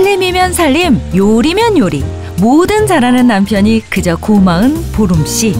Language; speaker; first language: Korean; native; Korean